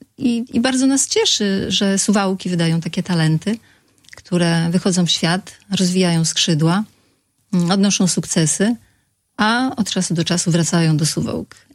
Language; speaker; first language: Polish; native; Polish